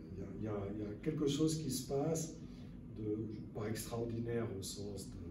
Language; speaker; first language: French; native; French